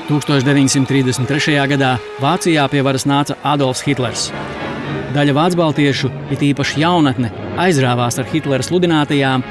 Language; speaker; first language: Latvian; native; Latvian